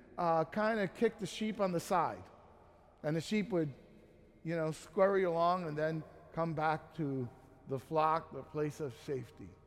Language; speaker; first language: English; native; English